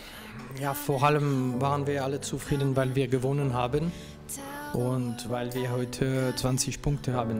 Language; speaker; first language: German; non-native, fluent; French